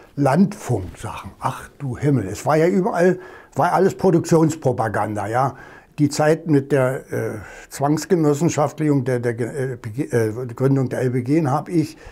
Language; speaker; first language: German; native; German